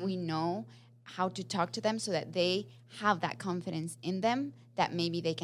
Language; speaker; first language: English; non-native, fluent; Spanish